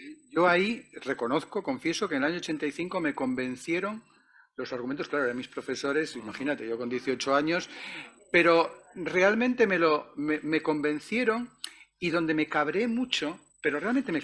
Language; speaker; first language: Spanish; native; Spanish